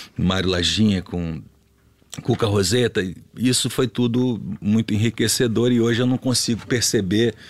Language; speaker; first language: Portuguese; native; Portuguese